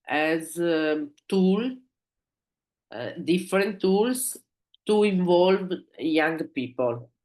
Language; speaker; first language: English; non-native, learner; Italian